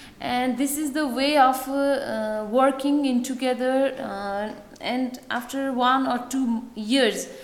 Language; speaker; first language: English; non-native, fluent; Nepali